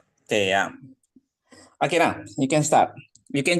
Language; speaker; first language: English; non-native, fluent; Indonesian